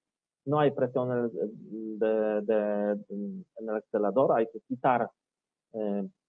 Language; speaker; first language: Spanish; non-native, learner; Polish